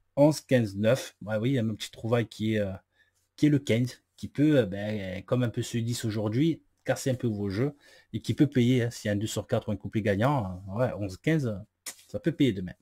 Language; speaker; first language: French; native; French